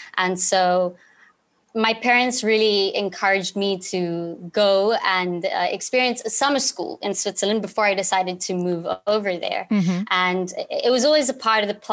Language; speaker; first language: English; native; English